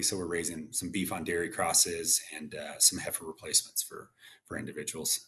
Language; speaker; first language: English; native; English